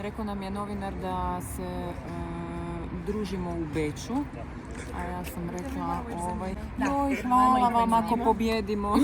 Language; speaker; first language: Croatian; native; Croatian